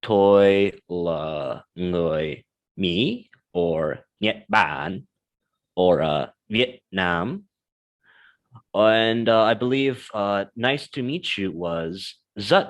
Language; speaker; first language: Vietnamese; non-native, learner; English